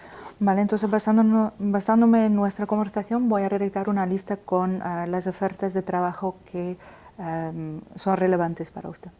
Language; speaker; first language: Spanish; non-native, fluent; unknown